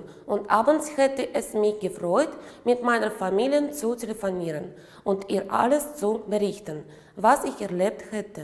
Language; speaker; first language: German; non-native, fluent; Uzbek